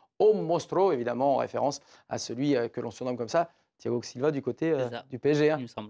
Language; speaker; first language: French; native; French